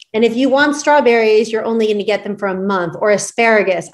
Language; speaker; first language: English; native; English